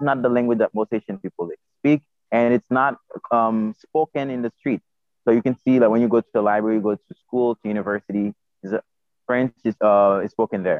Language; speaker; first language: English; non-native, fluent; Haitian Creole